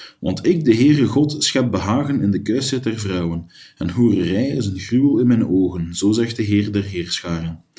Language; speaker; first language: Dutch; native; Dutch